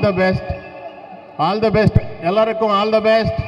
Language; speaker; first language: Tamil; non-native, learner; Telugu